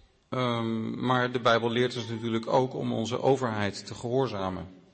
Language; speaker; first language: Dutch; native; Dutch